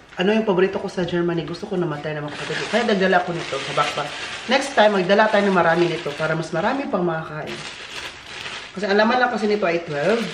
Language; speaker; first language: Filipino; non-native, local second language; Cebuano